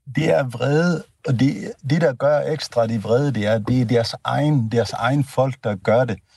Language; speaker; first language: Danish; non-native, fluent; Tigrinya